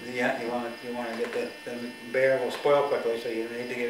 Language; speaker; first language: English; native; English